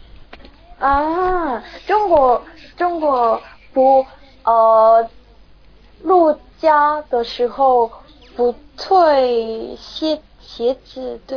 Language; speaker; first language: Chinese; non-native, learner; Korean